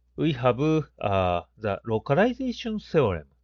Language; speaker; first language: English; non-native, fluent; Japanese